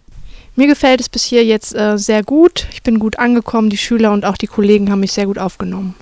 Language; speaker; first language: German; native; German